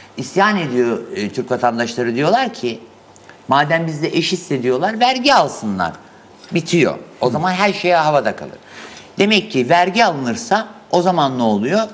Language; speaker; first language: Turkish; native; Turkish